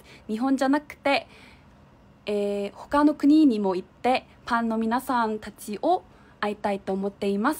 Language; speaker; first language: Japanese; non-native, fluent; Korean